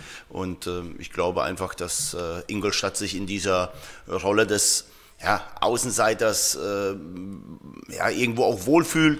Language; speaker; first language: German; native; German